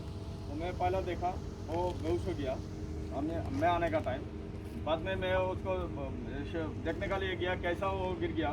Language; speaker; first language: Hindi; non-native, local second language; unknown